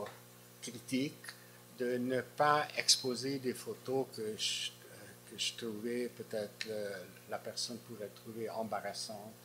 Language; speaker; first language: French; non-native, fluent; Hungarian